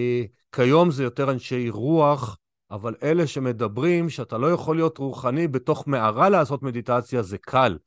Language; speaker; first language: Hebrew; native; Hebrew